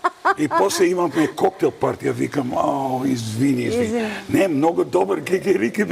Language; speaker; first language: Macedonian; non-native, fluent; Dutch